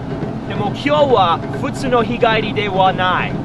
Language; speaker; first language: Japanese; non-native, learner; English